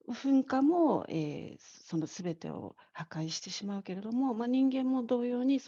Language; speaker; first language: Japanese; native; Japanese